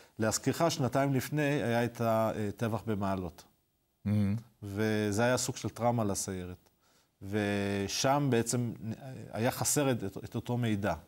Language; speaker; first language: Hebrew; native; Hebrew